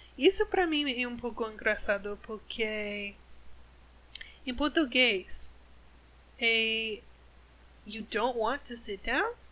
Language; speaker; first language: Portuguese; non-native, learner; English